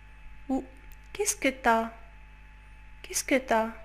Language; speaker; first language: French; non-native, fluent; Arabic